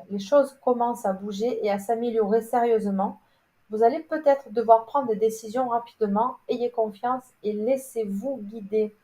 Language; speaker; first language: French; native; French